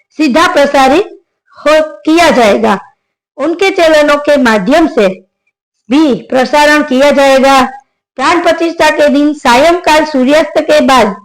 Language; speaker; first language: Hindi; non-native, local second language; Gujarati